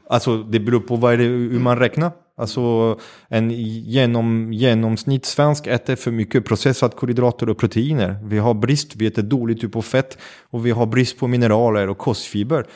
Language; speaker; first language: Swedish; non-native, fluent; French